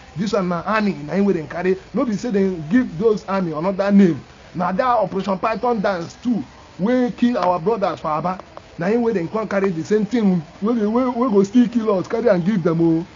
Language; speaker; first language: Nigerian Pidgin; non-native, local second language; Igbo